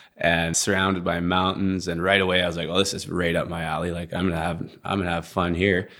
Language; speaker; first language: English; native; English